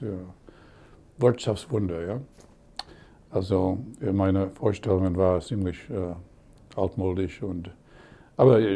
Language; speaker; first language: German; non-native, fluent; English